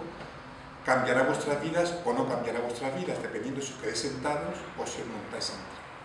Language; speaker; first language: Spanish; native; Spanish